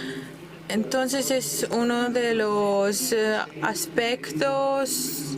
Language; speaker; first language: Spanish; non-native, fluent; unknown